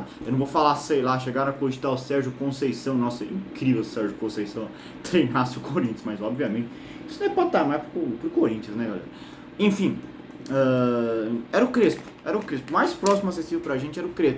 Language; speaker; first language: Portuguese; native; Portuguese